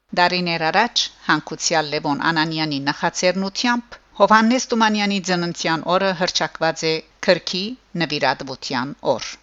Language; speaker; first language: Armenian; early bilingual, heritage; Armenian